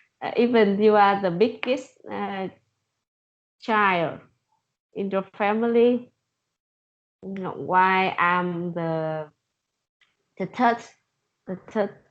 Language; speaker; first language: English; non-native, learner; Vietnamese